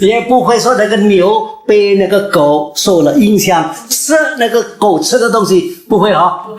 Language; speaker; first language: Chinese; early bilingual, heritage; Chinese